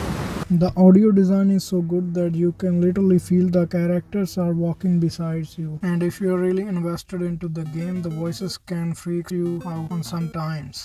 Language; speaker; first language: English; non-native, fluent; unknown